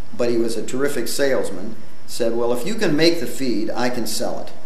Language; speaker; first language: English; native; English